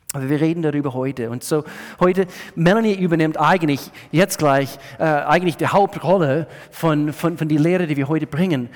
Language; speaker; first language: German; non-native, fluent; English